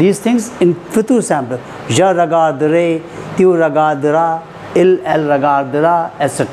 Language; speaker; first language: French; non-native, learner; Hindi